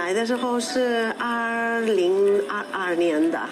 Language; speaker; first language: Chinese; non-native, fluent; Spanish